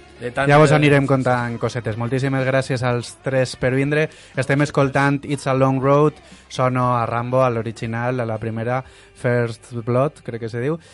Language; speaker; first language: Catalan; native; Catalan